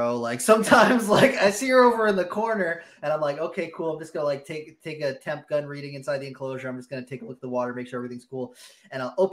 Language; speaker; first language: English; native; English